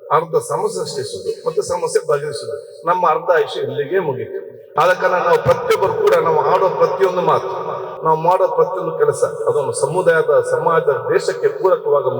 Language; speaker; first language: Kannada; non-native, local second language; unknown